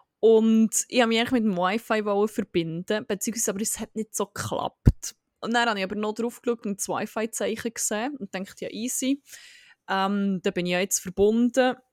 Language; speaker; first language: German; native; German